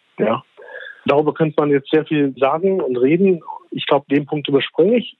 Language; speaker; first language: German; early bilingual, other home language; Turkish